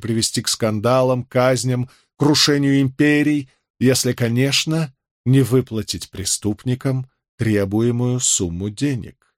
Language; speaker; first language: Russian; native; Russian